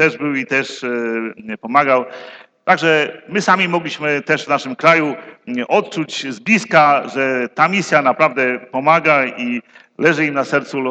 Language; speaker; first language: Polish; native; Polish